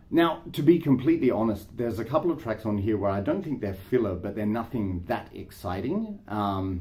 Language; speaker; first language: English; native; English